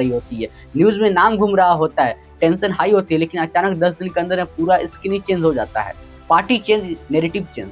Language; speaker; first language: Hindi; native; Hindi